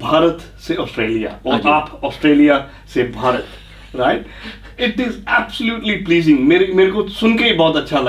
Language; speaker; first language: Hindi; native; Hindi